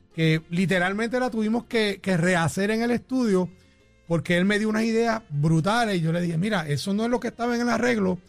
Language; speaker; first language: Spanish; native; Spanish